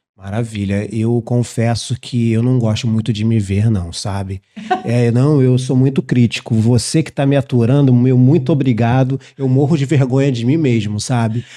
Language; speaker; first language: Portuguese; native; Portuguese